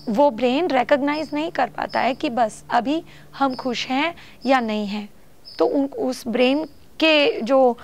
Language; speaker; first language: Hindi; non-native, local second language; Marathi